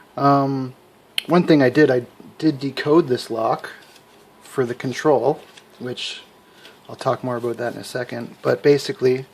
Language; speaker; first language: English; native; English